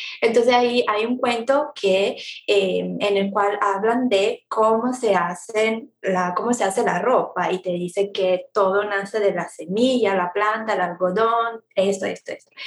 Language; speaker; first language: Spanish; non-native, fluent; Italian